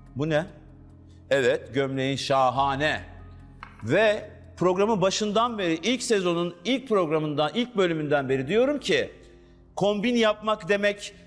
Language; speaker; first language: Turkish; native; Turkish